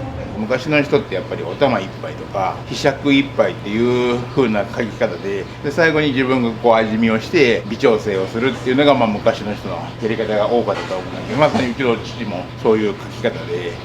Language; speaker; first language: Japanese; native; Japanese